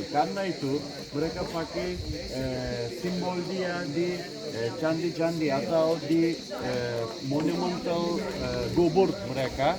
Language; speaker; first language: Indonesian; non-native, learner; Turkish